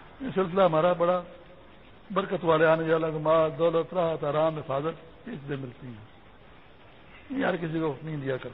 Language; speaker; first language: Urdu; non-native, local second language; Pashto